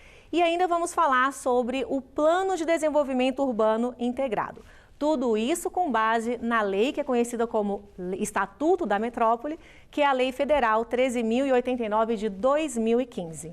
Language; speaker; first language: Portuguese; native; Portuguese